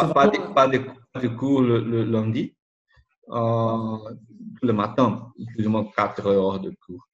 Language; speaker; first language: French; non-native, learner; Portuguese